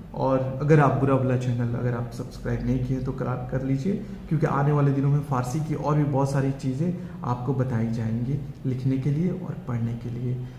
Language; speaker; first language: Hindi; native; Hindi